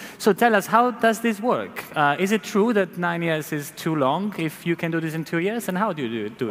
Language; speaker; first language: English; non-native, fluent; Italian